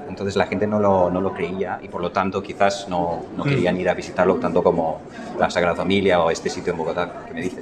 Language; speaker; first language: Spanish; non-native, fluent; English